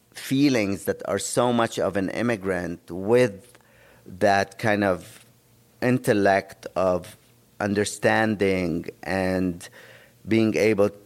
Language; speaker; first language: English; non-native, fluent; Arabic